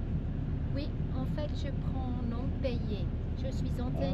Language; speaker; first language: French; non-native, local second language; German